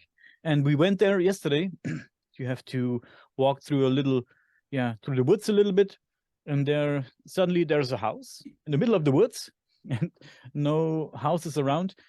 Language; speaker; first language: English; non-native, fluent; German